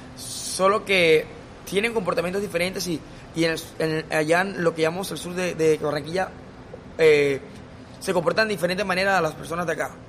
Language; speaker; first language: Spanish; native; Spanish